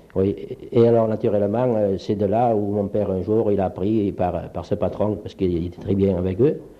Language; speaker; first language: French; early bilingual, other home language; Polish